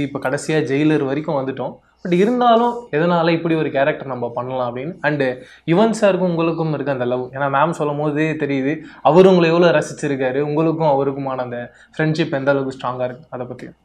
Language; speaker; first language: Tamil; native; Tamil